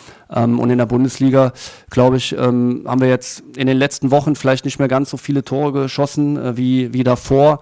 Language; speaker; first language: German; native; German